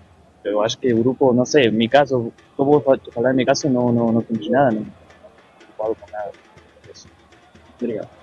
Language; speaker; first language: Portuguese; non-native, learner; Spanish